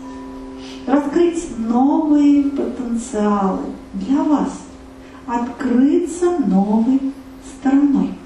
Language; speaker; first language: Russian; native; Russian